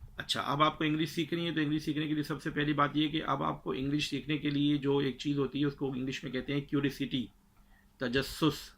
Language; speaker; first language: Urdu; native; Urdu